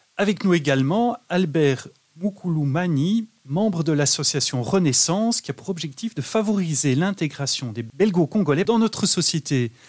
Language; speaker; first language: French; native; French